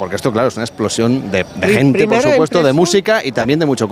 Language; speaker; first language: Spanish; native; Spanish